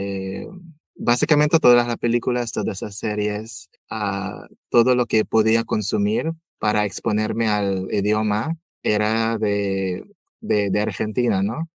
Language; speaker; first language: Spanish; non-native, fluent; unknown